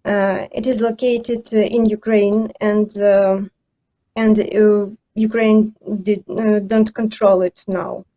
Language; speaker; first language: English; non-native, learner; Ukrainian